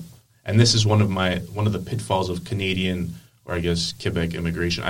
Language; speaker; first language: English; non-native, fluent; Greek